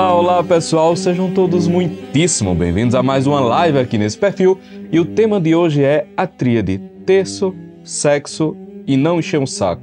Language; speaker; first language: Portuguese; native; Portuguese